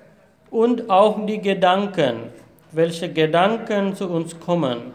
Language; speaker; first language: German; non-native, fluent; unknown